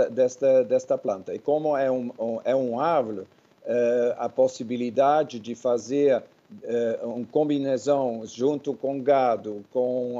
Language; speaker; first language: Portuguese; non-native, fluent; Dutch